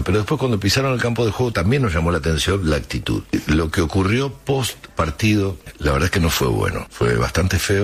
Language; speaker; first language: Spanish; native; Spanish